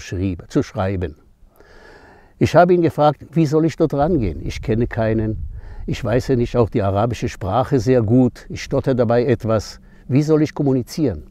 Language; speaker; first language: German; non-native, fluent; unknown